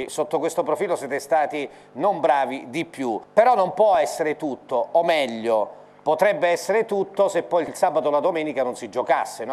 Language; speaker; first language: Italian; native; Italian